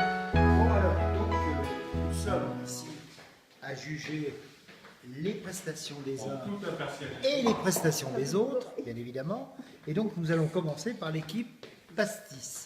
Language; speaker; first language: French; native; French